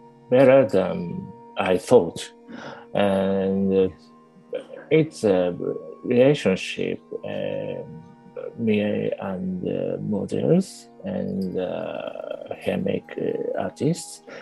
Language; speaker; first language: English; non-native, learner; Japanese